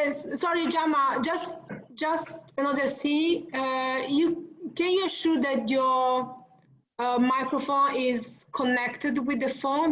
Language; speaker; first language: English; non-native, learner; Italian